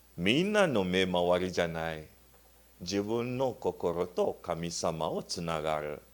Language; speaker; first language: Japanese; non-native, learner; Luba-Lulua